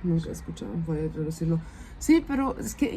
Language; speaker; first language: Spanish; non-native, fluent; German